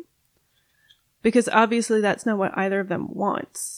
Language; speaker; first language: English; native; English